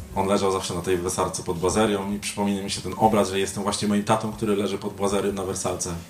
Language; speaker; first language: Polish; native; Polish